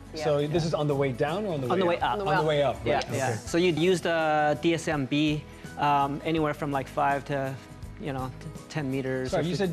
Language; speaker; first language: English; native; English